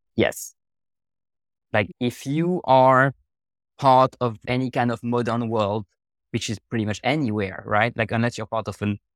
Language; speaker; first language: English; non-native, fluent; French